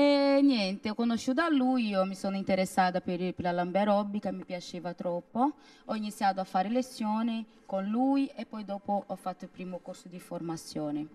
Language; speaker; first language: Italian; non-native, fluent; Portuguese